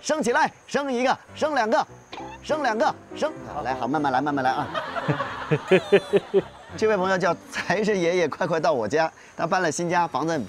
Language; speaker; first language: Chinese; native; Chinese